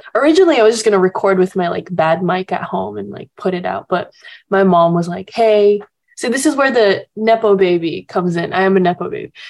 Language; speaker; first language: English; early bilingual, other home language; Indonesian